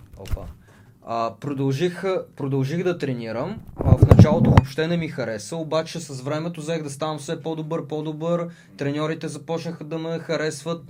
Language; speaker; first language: Bulgarian; early bilingual, other home language; Russian